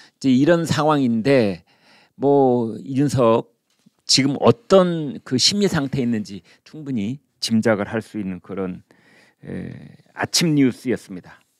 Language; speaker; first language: Korean; native; Korean